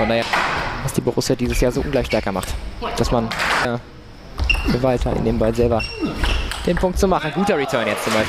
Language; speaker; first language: German; native; German